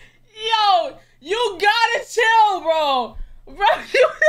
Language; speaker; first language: English; native; English